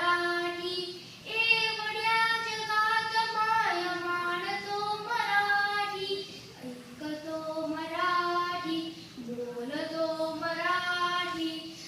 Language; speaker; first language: Marathi; early bilingual, heritage; Marathi